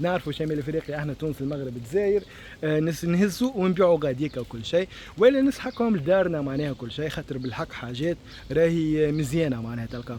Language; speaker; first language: Arabic; native; Arabic